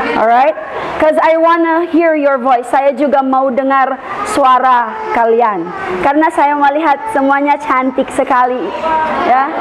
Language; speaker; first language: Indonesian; non-native, learner; Filipino